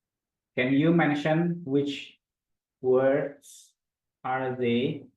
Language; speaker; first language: English; non-native, fluent; Indonesian